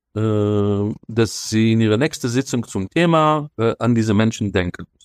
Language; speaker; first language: German; non-native, fluent; Hebrew